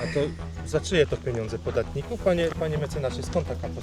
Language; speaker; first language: Polish; native; Polish